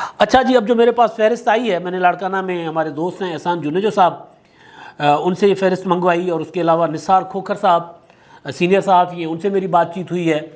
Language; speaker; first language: Urdu; non-native, local second language; Sindhi